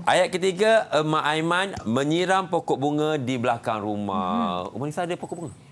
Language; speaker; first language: Malay; native; Malay